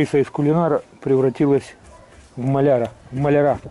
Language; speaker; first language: Russian; native; Russian